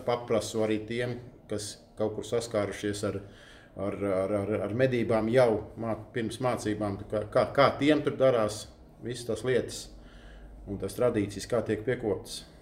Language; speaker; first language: Latvian; native; Latvian